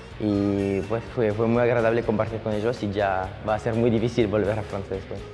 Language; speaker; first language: Spanish; non-native, fluent; French